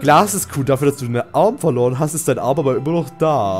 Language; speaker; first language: German; native; German